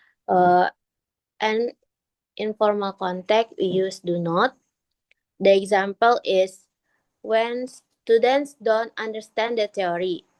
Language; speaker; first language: English; non-native, learner; Indonesian